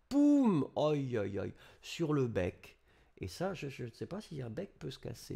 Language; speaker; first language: French; native; French